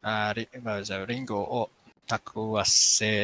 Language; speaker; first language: Japanese; non-native, learner; English